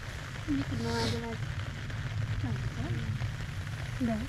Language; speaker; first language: Japanese; non-native, learner; Vietnamese